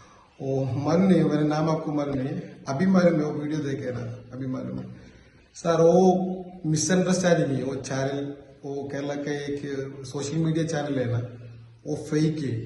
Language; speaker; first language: Hindi; non-native, learner; Malayalam